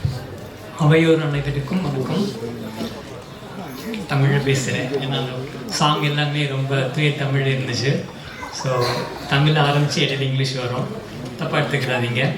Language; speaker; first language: Tamil; native; Tamil